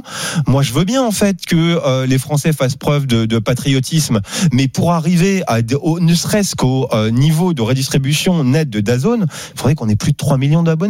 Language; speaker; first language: French; native; French